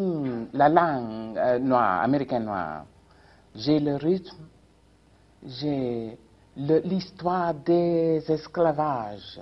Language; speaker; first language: French; non-native, learner; English